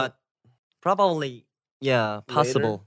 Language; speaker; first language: English; non-native, learner; Korean